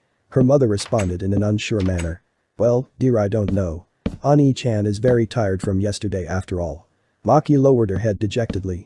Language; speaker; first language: English; native; English